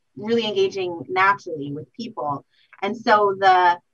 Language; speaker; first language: English; native; English